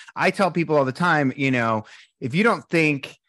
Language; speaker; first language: English; native; English